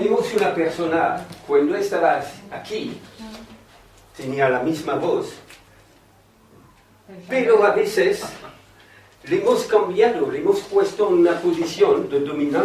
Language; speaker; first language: Spanish; non-native, fluent; French